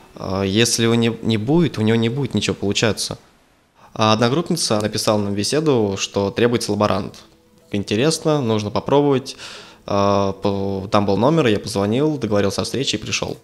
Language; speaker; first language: Russian; native; Russian